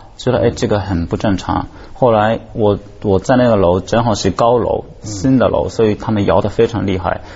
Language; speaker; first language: Chinese; non-native, fluent; Japanese